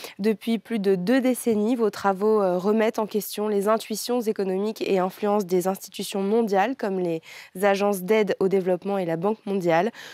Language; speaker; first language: French; native; French